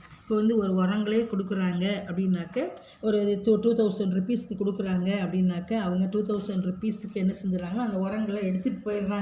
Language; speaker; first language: Tamil; native; Tamil